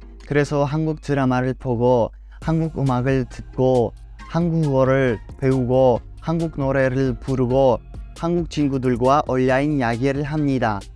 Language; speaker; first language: Korean; non-native, learner; Kazakh